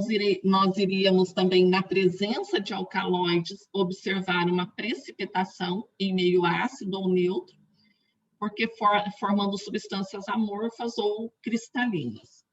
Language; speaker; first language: Portuguese; native; Portuguese